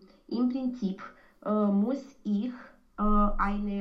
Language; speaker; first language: German; non-native, learner; Romanian